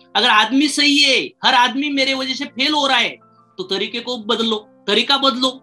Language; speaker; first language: Hindi; non-native, local second language; Marathi